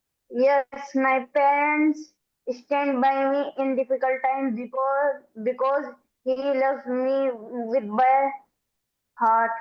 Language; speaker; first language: English; non-native, learner; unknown